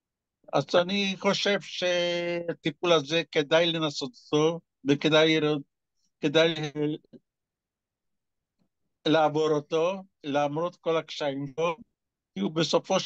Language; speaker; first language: Hebrew; non-native, fluent; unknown